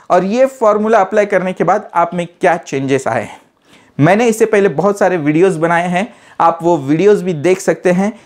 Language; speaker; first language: Hindi; non-native, local second language; Marathi